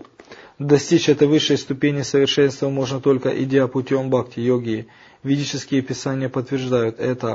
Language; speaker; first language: Russian; native; Russian